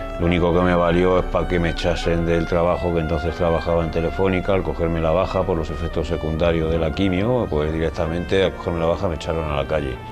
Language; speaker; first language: Spanish; native; Spanish